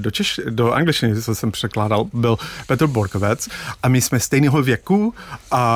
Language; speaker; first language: Czech; non-native, fluent; English